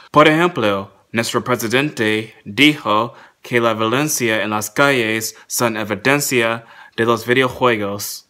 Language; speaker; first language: Spanish; non-native, learner; English